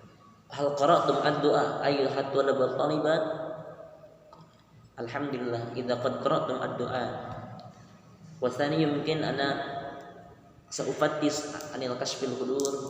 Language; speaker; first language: Arabic; non-native, learner; Indonesian